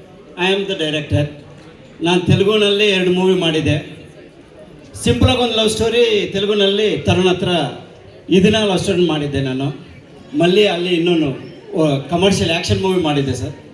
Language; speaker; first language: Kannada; non-native, learner; Telugu